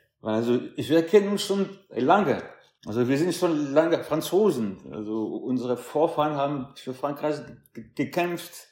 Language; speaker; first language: German; non-native, fluent; French